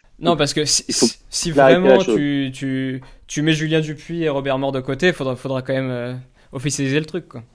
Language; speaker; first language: French; native; French